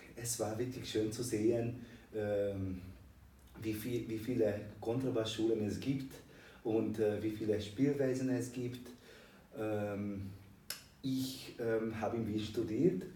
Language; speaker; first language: German; non-native, fluent; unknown